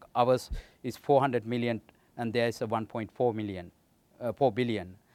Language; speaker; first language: English; non-native, local second language; Sinhala